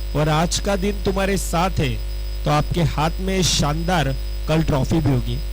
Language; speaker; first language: Hindi; non-native, local second language; Marathi